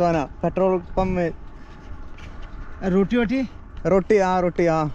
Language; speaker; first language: Hindi; non-native, learner; Malayalam